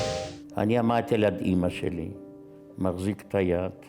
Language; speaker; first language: Hebrew; non-native, fluent; Yiddish